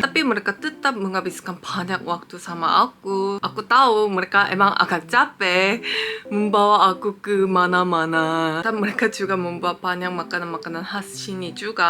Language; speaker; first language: Indonesian; non-native, fluent; Korean